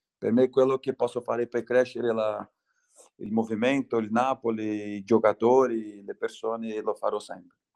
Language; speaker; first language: Italian; non-native, fluent; Portuguese